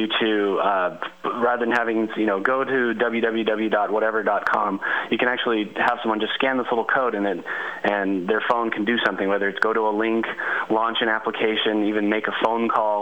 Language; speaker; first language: English; native; English